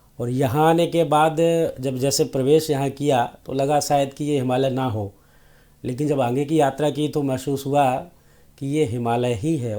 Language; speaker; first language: Hindi; native; Hindi